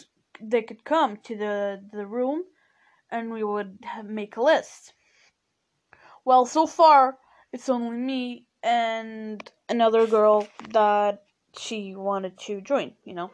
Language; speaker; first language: English; non-native, fluent; Portuguese